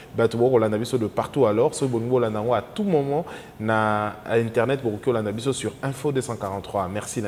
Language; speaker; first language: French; non-native, local second language; Lingala